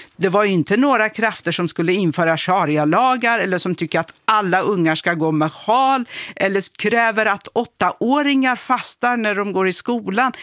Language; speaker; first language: Swedish; non-native, fluent; Kurdish